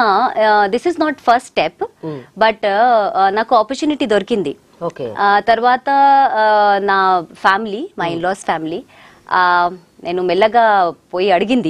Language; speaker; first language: Telugu; non-native, local second language; Hindi